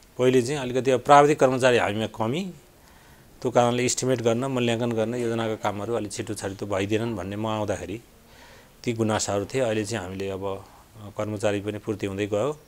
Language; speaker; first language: Nepali; native; Nepali